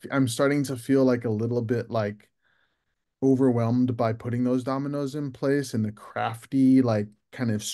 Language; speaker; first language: English; native; English